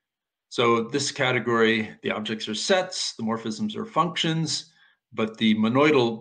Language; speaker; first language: English; native; English